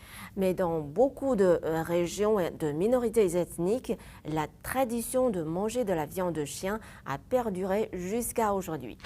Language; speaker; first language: French; non-native, fluent; Chinese